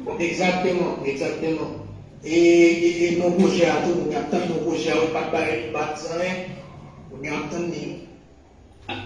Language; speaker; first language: French; non-native, local second language; Haitian Creole